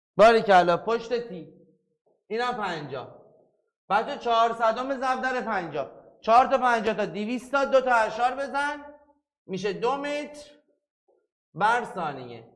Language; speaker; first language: Persian; native; Persian